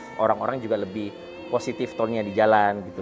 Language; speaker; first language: Indonesian; native; Indonesian